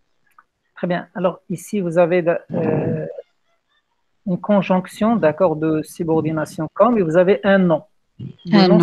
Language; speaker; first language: French; non-native, local second language; Arabic